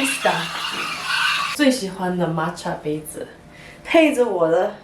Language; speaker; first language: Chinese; early bilingual, heritage; Chinese